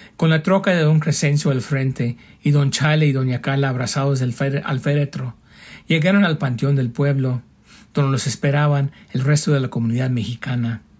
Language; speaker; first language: Spanish; early bilingual, heritage; Spanish